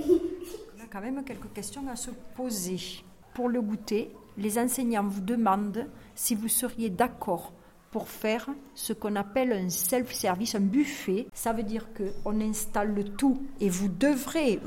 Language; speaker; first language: French; native; French